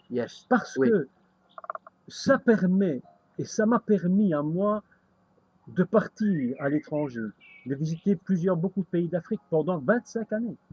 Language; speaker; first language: French; native; French